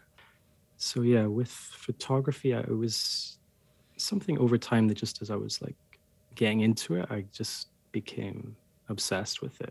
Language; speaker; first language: English; native; English